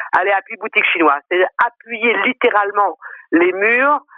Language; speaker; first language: French; non-native, local second language; Réunion Creole French